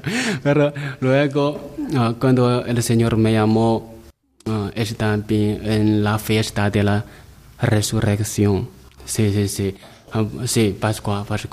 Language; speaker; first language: Spanish; non-native, learner; Chinese